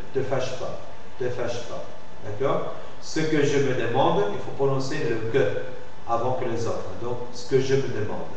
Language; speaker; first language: French; non-native, fluent; Spanish